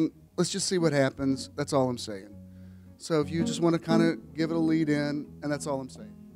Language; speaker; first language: English; native; English